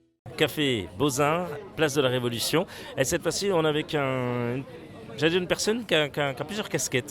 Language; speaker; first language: French; native; French